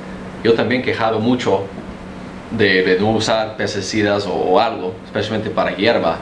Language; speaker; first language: Spanish; early bilingual, heritage; Spanish